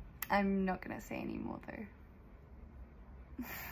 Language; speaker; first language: English; early bilingual, other home language; Korean